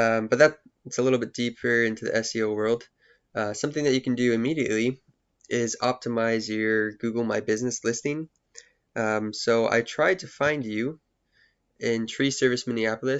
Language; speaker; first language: English; native; English